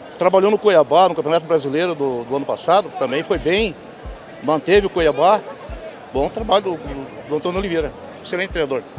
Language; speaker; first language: Portuguese; native; Portuguese